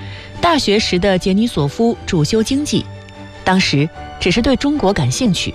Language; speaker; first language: Chinese; native; Chinese